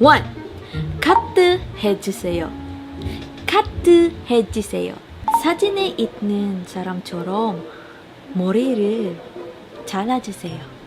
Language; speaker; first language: Korean; non-native, learner; Filipino